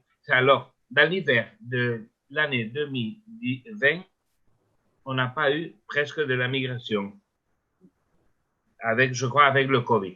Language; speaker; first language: French; non-native, learner; Spanish